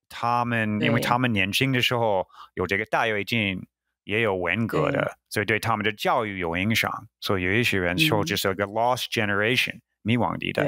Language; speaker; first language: Chinese; non-native, fluent; English